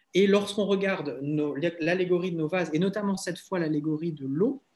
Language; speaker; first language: French; native; French